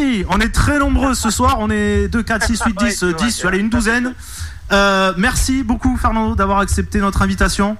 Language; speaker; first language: French; native; French